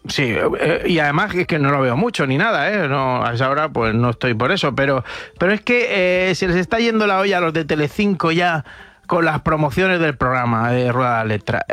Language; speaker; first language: Spanish; native; Spanish